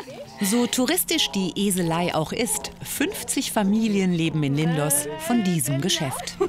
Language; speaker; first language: German; native; German